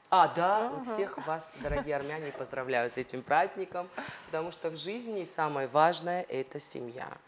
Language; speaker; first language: Russian; non-native, local second language; Ossetic